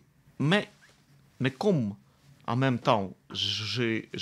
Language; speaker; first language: French; non-native, fluent; Russian